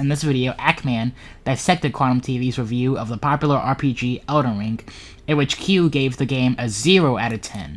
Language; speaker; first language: English; native; English